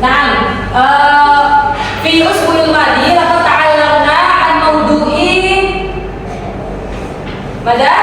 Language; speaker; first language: Arabic; non-native, learner; Indonesian